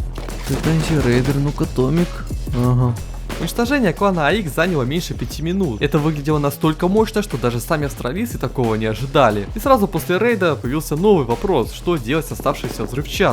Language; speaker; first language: Russian; native; Russian